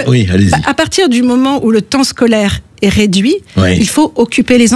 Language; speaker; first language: French; native; French